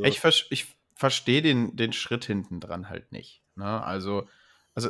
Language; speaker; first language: German; native; German